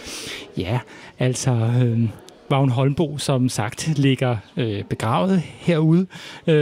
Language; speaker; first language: Danish; native; Danish